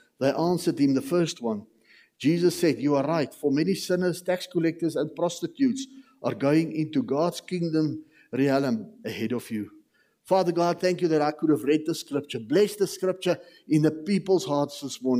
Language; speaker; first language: English; non-native, local second language; Afrikaans